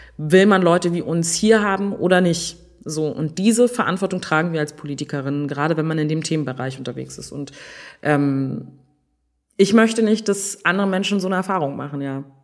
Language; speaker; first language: German; early bilingual, other home language; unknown